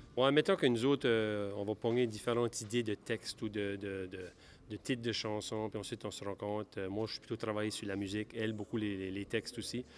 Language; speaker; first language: French; native; French